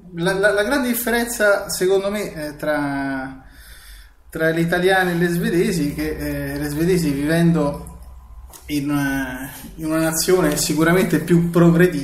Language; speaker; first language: Italian; native; Italian